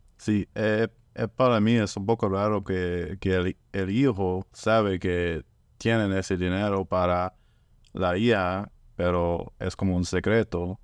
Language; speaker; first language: Spanish; non-native, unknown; French